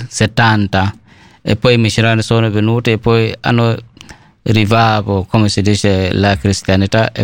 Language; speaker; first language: Italian; non-native, learner; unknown